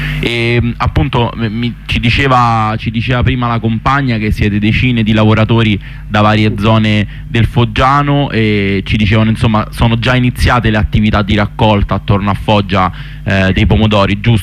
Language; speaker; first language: Italian; native; Italian